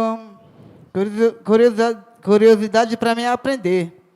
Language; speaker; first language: Portuguese; non-native, local second language; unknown